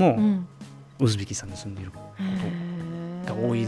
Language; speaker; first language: Japanese; non-native, fluent; Uzbek